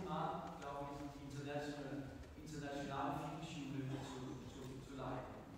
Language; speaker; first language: German; non-native, fluent; Danish